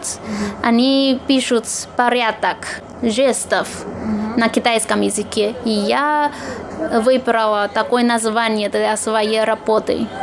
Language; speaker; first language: Russian; non-native, fluent; Chinese